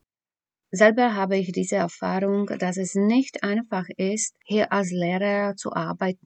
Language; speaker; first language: German; non-native, fluent; Slovak